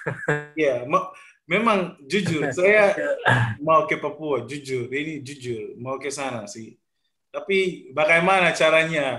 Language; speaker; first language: Indonesian; non-native, fluent; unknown